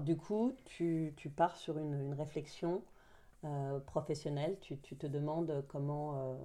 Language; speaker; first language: French; native; French